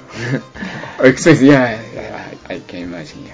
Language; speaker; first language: English; non-native, learner; Japanese